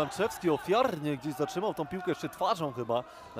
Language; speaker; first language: Polish; native; Polish